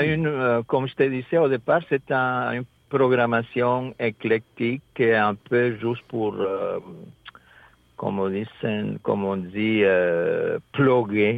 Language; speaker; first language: French; non-native, fluent; Spanish